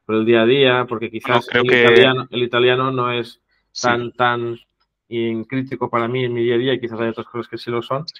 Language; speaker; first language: Spanish; non-native, local second language; Catalan